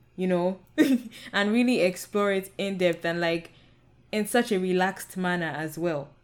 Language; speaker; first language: English; non-native, local second language; Yoruba